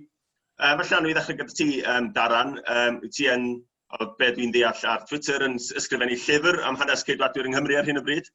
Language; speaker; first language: Welsh; native; Welsh